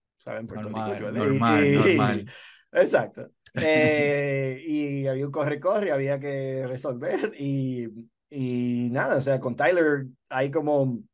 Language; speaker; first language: Spanish; native; Spanish